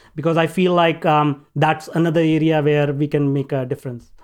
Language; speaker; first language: English; non-native, local second language; Hindi